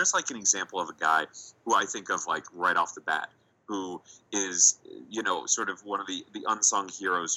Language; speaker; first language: English; native; English